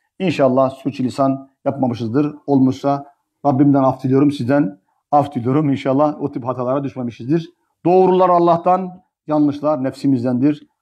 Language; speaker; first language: Turkish; native; Turkish